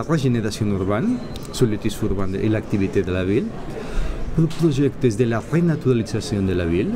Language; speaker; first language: French; non-native, learner; Catalan